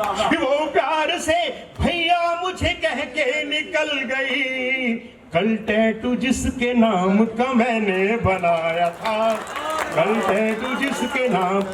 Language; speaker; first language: Hindi; non-native, local second language; Punjabi